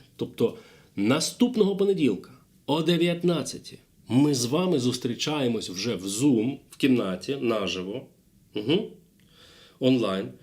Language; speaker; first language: Ukrainian; non-native, local second language; Russian